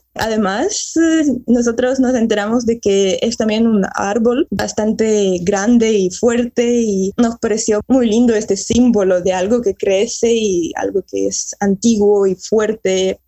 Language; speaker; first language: Spanish; early bilingual, other home language; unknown